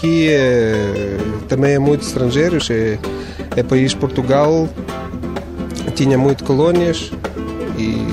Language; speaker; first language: Portuguese; non-native, learner; Ukrainian